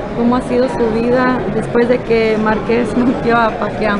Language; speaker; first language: Spanish; native; Spanish